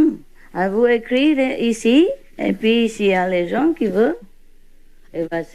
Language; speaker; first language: French; non-native, learner; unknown